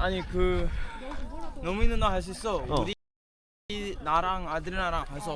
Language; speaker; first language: Korean; non-native, learner; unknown